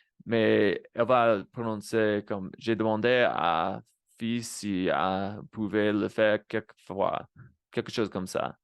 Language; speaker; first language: French; non-native, fluent; Spanish